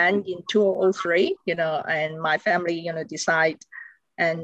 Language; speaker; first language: English; non-native, local second language; Cantonese